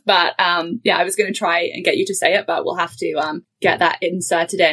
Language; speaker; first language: English; native; English